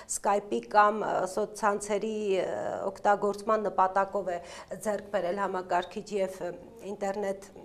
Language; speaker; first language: Armenian; native; Armenian